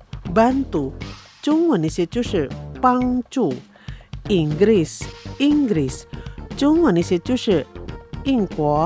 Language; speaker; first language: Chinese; non-native, fluent; Indonesian